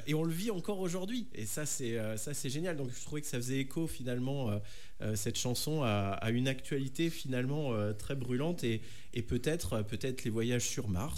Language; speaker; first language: French; native; French